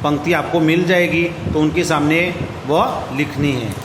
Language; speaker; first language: Hindi; non-native, local second language; Gujarati